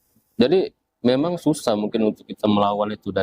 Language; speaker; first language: Indonesian; native; Indonesian